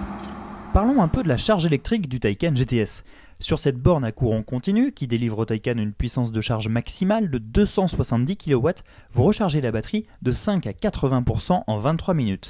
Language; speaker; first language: French; native; French